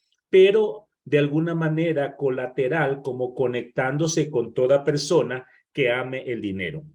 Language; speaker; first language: Spanish; native; Spanish